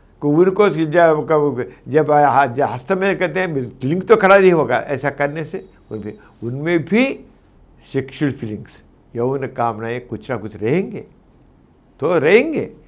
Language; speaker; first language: Hindi; non-native, local second language; Telugu